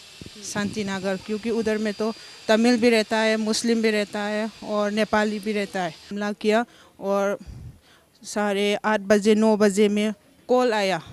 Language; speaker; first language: Hindi; non-native, local second language; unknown